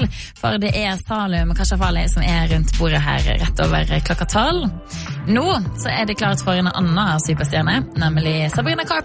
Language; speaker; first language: Norwegian; native; Norwegian